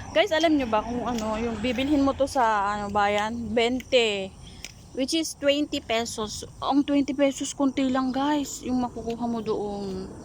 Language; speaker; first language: Filipino; non-native, local second language; Iloko